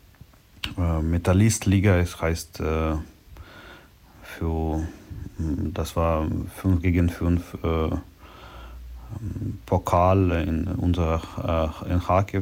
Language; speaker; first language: German; non-native, learner; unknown